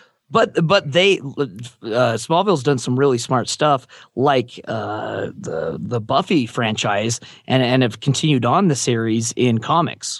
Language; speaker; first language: English; native; English